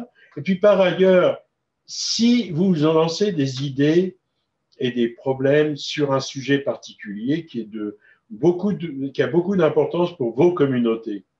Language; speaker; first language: French; native; French